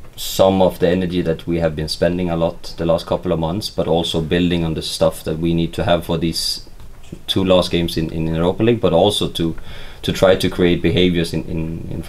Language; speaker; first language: English; non-native, fluent; Swedish